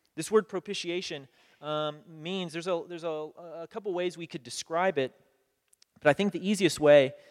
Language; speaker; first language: English; native; English